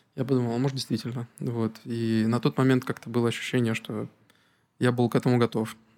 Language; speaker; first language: Russian; native; Russian